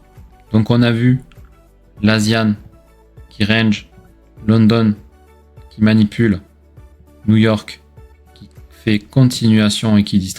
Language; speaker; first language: French; native; French